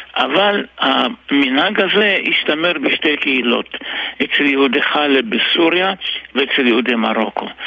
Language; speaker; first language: Hebrew; early bilingual, other home language; Arabic